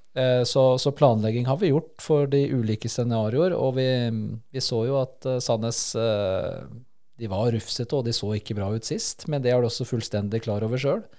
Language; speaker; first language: Norwegian; early bilingual, other home language; Spanish